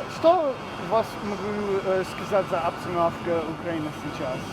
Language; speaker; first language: Russian; non-native, learner; English